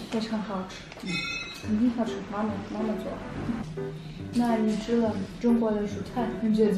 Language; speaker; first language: Chinese; non-native, fluent; Russian